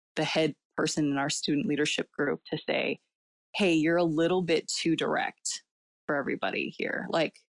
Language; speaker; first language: English; early bilingual, other home language; Cantonese